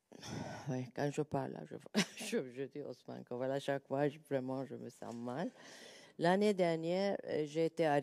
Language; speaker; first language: French; non-native, learner; Turkish